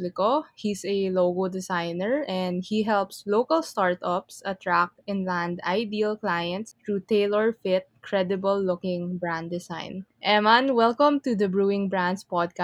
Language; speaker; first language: English; non-native, local second language; Filipino